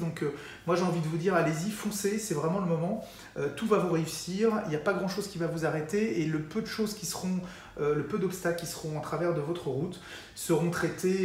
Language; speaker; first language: French; native; French